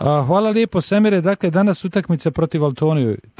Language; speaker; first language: Serbian; native; Serbian